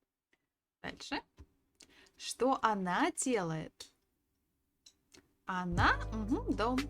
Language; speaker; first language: Russian; non-native, fluent; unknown